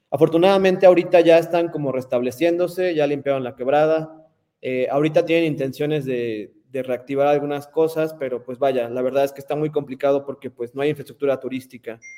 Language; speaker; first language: Spanish; native; Spanish